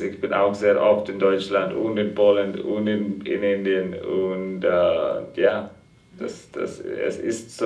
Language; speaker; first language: German; non-native, fluent; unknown